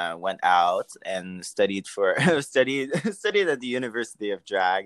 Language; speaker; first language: English; non-native, fluent; French